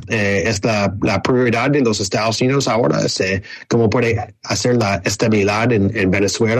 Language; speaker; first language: Spanish; non-native, fluent; English